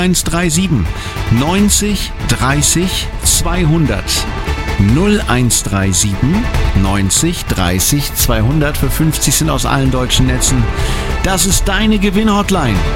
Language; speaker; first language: German; native; German